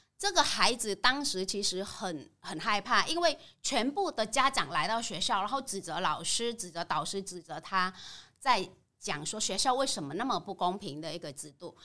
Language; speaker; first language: Chinese; non-native, fluent; Vietnamese